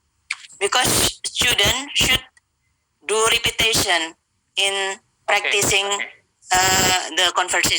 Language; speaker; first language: English; non-native, learner; Indonesian